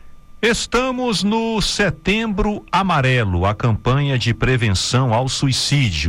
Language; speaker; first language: Portuguese; native; Portuguese